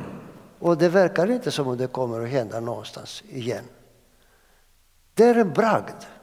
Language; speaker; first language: Swedish; non-native, fluent; Greek